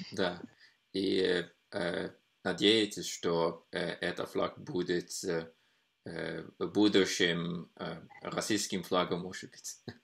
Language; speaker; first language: Russian; non-native, fluent; Norwegian